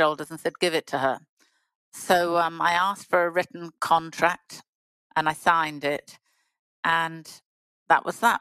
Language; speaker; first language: English; native; English